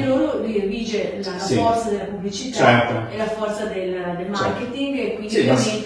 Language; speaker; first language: Italian; native; Italian